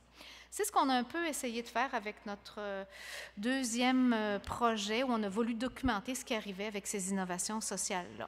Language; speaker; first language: French; native; French